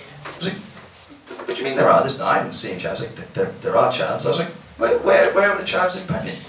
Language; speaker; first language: English; native; English